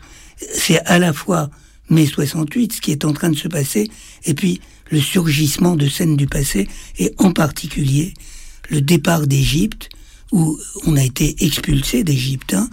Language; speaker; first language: French; native; French